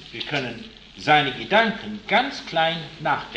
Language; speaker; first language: German; non-native, fluent; English